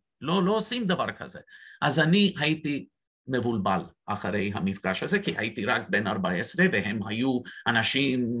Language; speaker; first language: Hebrew; non-native, fluent; English